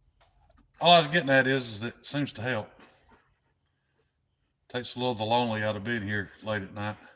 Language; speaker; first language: English; native; English